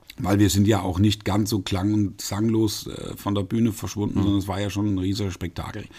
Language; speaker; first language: German; native; German